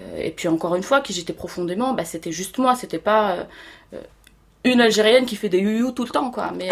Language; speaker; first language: French; non-native, local second language; Arabic